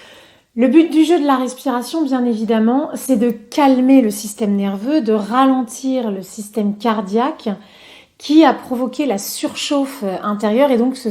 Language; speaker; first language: French; native; French